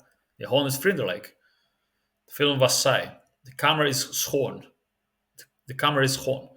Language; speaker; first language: Dutch; non-native, learner; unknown